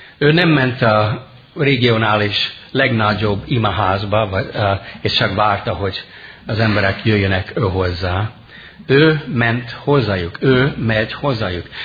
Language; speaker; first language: Hungarian; non-native, fluent; English